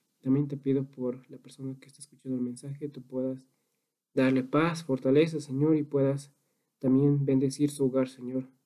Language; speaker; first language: Spanish; native; Spanish